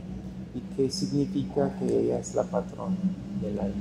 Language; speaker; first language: Spanish; non-native, fluent; English